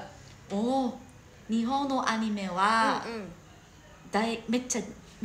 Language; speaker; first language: Japanese; non-native, learner; Thai